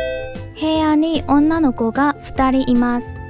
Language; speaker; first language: Japanese; non-native, fluent; Burmese